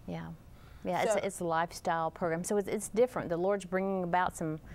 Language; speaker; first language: English; native; English